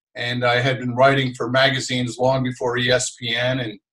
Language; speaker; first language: English; native; English